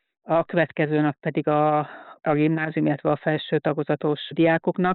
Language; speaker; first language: Hungarian; native; Hungarian